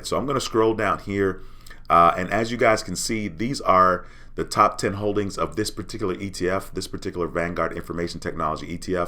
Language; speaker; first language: English; native; English